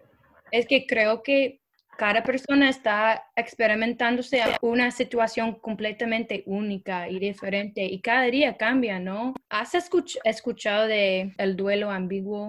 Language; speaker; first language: Spanish; non-native, fluent; English